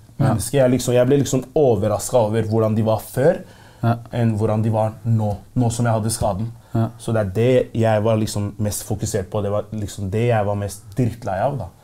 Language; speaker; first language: Norwegian; early bilingual, other home language; Arabic